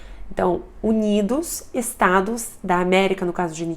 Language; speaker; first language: Portuguese; non-native, fluent; Russian